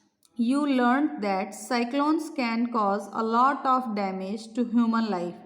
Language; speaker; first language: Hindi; native; Hindi